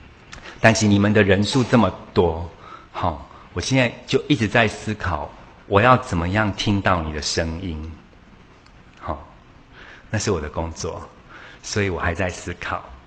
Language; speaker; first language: Chinese; native; Chinese